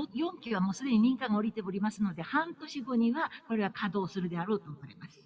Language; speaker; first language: Japanese; native; Japanese